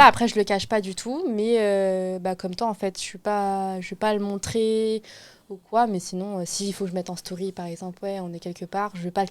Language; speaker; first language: French; native; French